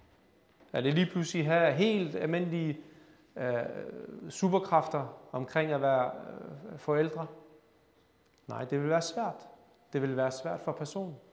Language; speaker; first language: Danish; early bilingual, other home language; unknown